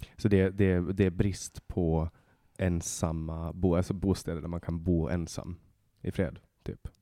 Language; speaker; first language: Swedish; native; Swedish